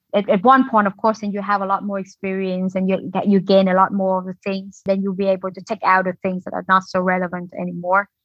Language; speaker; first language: English; non-native, fluent; Vietnamese